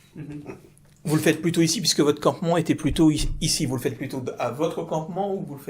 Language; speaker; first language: French; native; French